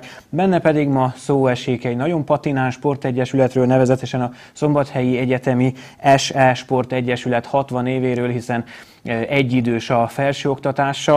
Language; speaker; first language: Hungarian; native; Hungarian